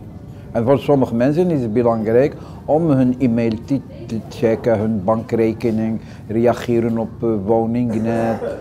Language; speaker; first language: Dutch; non-native, learner; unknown